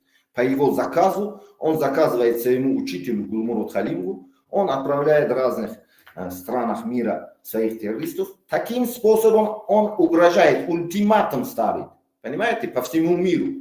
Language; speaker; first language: Russian; non-native, local second language; Tajik